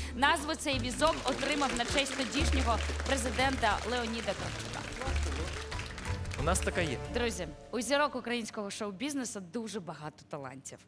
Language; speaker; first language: Ukrainian; native; Ukrainian